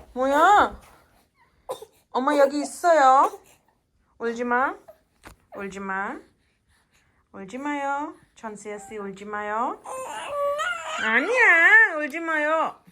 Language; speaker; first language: Korean; non-native, learner; Hindi